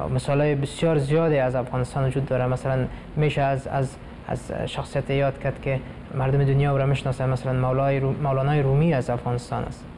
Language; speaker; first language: Persian; non-native, local second language; Pashto